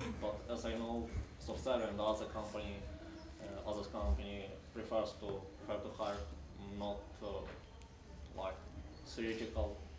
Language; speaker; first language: English; non-native, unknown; Ukrainian